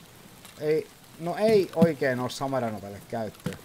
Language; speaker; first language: Finnish; native; Finnish